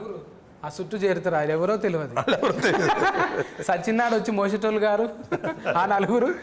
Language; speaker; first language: Telugu; native; Telugu